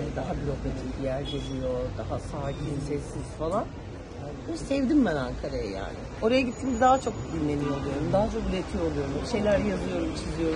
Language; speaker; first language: Turkish; native; Turkish